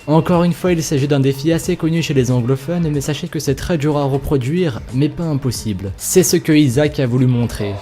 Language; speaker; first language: French; native; French